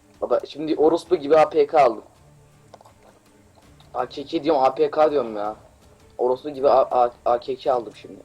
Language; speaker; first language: Turkish; native; Turkish